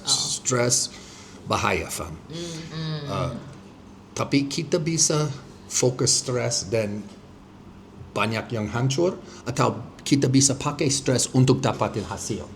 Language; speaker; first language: Indonesian; non-native, fluent; English